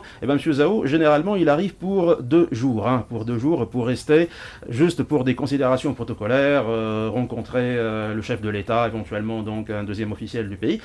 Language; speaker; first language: French; non-native, local second language; Arabic